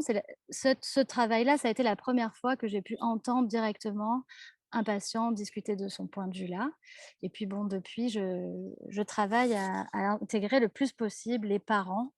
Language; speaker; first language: French; native; French